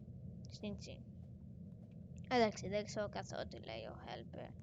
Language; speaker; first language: Greek; early bilingual, heritage; Greek